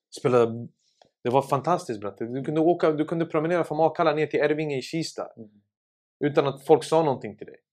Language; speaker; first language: Swedish; early bilingual, other home language; Serbian